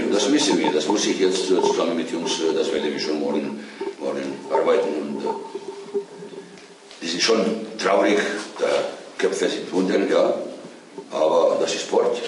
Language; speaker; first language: German; non-native, fluent; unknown